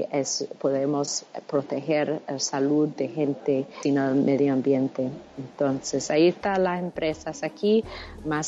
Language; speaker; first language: Spanish; non-native, fluent; English